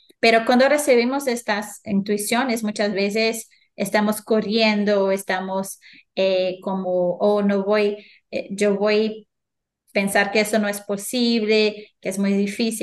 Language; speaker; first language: Spanish; non-native, fluent; Portuguese